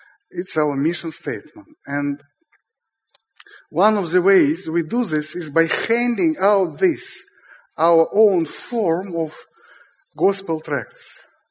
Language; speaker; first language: English; non-native, fluent; Russian